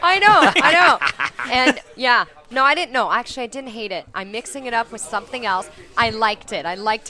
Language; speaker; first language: English; native; English